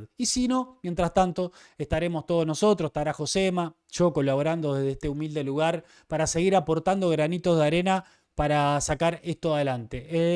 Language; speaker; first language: Spanish; native; Spanish